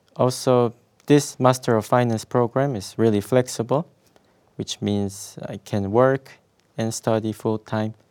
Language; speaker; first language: English; non-native, fluent; Korean